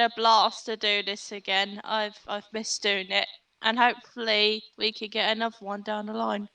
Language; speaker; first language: English; native; English